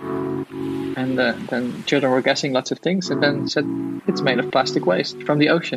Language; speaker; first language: English; non-native, fluent; Dutch